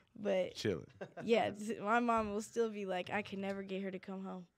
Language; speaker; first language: English; native; English